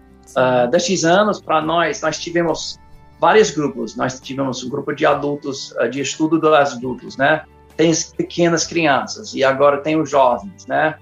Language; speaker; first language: Portuguese; non-native, fluent; English